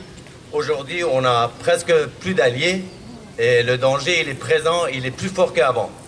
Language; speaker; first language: French; non-native, fluent; Kurdish